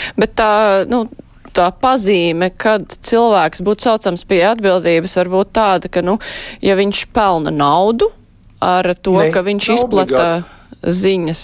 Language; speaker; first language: Latvian; native; Latvian